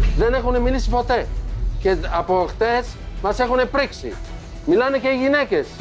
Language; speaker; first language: Greek; non-native, fluent; Italian